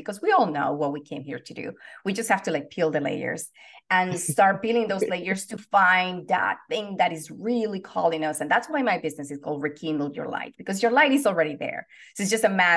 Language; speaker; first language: English; non-native, fluent; Spanish